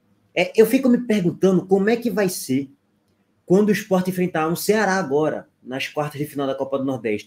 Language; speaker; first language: Portuguese; native; Portuguese